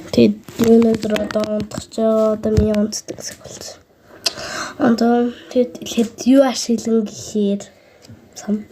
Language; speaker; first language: Mongolian; early bilingual, heritage; Mongolian